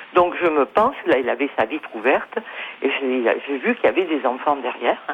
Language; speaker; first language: French; native; French